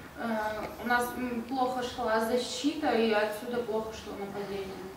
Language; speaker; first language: Russian; native; Russian